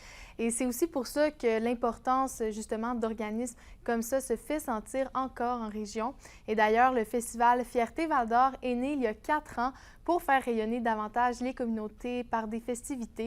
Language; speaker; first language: French; native; French